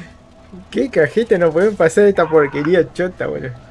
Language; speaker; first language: Spanish; native; Spanish